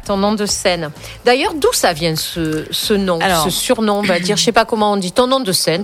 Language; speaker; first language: French; native; French